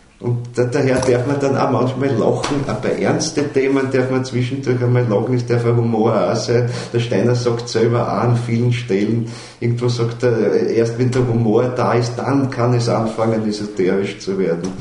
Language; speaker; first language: German; native; German